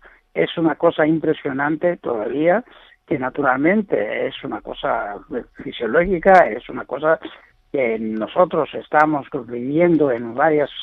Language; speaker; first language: Spanish; non-native, learner; Greek